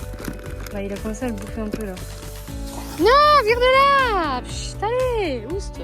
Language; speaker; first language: French; native; French